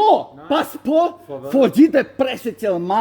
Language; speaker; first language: Danish; non-native, learner; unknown